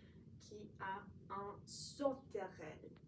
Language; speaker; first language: French; non-native, fluent; English